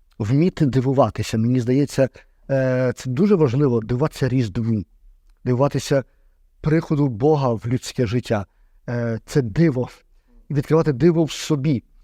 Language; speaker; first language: Ukrainian; native; Ukrainian